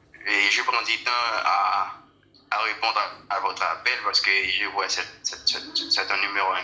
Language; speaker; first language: French; non-native, local second language; Haitian Creole